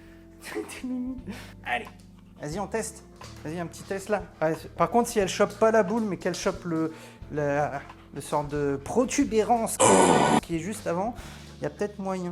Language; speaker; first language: French; native; French